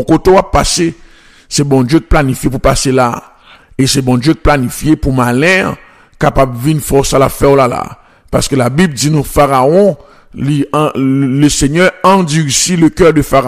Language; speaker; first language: French; non-native, local second language; Haitian Creole